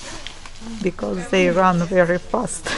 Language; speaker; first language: English; non-native, fluent; Russian